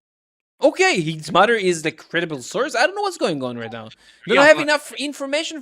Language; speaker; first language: English; native; English